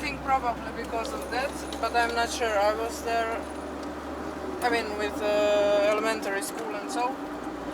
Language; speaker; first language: English; non-native, fluent; Croatian